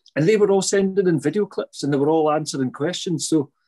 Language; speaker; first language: English; native; English